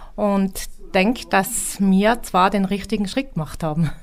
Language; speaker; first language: German; native; German